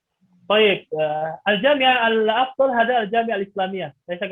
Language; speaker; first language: Arabic; non-native, fluent; Indonesian